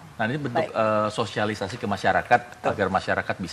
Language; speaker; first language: Indonesian; native; Indonesian